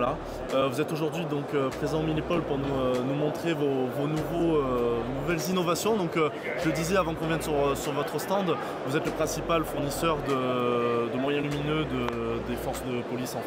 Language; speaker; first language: French; native; French